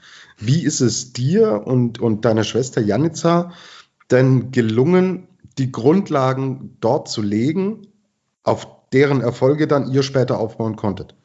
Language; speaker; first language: German; native; German